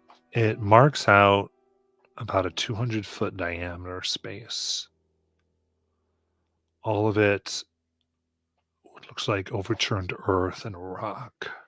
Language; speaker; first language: English; native; English